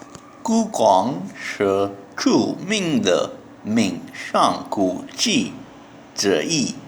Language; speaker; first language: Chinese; non-native, learner; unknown